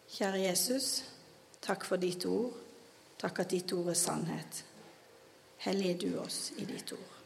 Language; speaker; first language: Norwegian; native; Norwegian